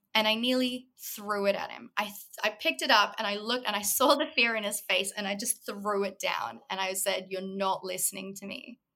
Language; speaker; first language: English; native; English